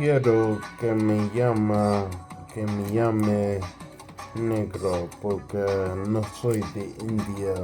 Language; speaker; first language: Spanish; non-native, learner; English